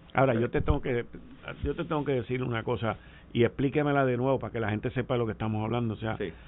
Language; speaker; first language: Spanish; native; Spanish